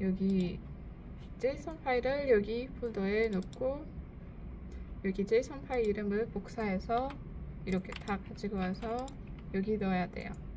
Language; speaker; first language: Korean; non-native, learner; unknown